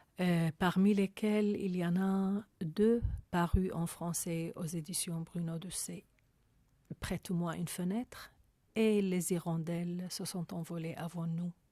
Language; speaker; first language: French; non-native, fluent; Arabic